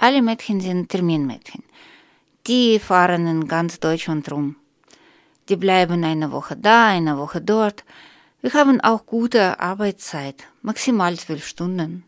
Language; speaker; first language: German; non-native, learner; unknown